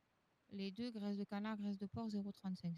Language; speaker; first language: French; native; French